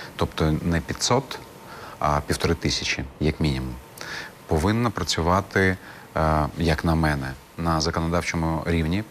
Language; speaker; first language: Ukrainian; non-native, local second language; Crimean Tatar